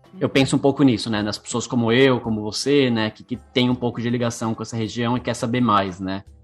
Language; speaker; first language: Portuguese; native; Portuguese